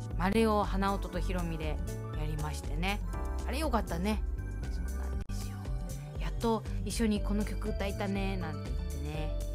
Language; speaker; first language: Japanese; early bilingual, heritage; Japanese